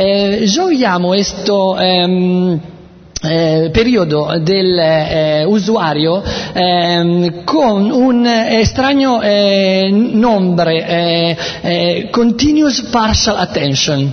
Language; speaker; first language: Spanish; non-native, learner; Italian